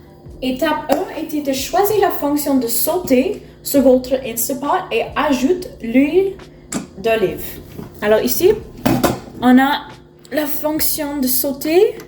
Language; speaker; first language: French; non-native, learner; English